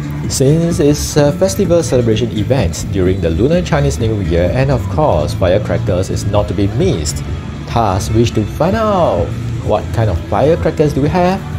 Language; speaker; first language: English; non-native, local second language; Chinese